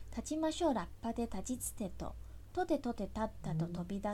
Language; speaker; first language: Japanese; non-native, fluent; Chinese